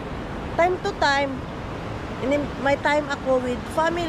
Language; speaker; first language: English; non-native, local second language; Filipino